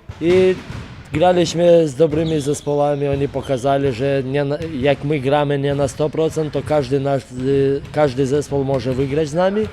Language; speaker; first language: Polish; non-native, fluent; Lithuanian